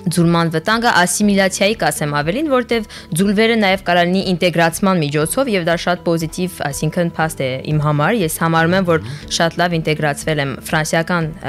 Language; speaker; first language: Armenian; early bilingual, heritage; French